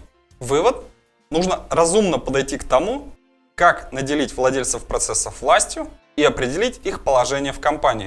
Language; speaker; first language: Russian; native; Russian